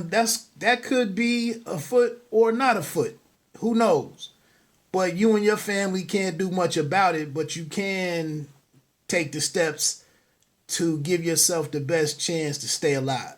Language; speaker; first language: English; native; English